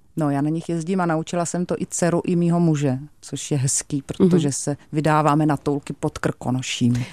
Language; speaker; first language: Czech; native; Czech